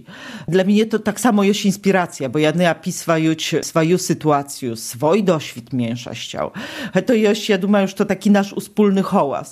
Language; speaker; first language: Polish; non-native, local second language; Belarusian